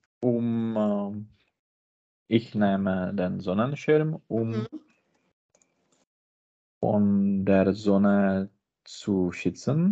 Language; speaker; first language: German; non-native, learner; Czech